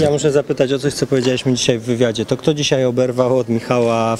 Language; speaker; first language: Polish; native; Polish